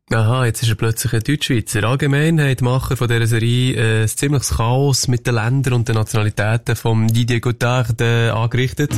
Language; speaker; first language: German; native; German